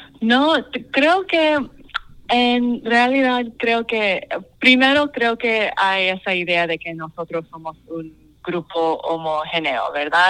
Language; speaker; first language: Spanish; non-native, fluent; English